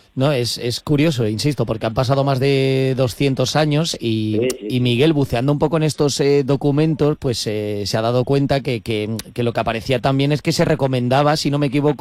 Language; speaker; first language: Spanish; native; Spanish